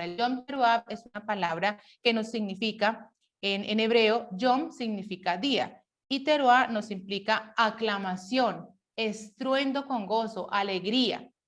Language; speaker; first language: Spanish; native; Spanish